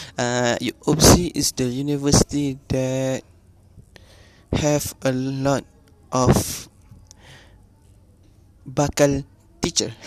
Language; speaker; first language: English; non-native, learner; Malay